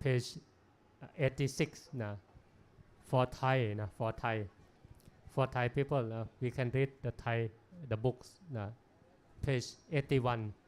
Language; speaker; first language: English; non-native, learner; Thai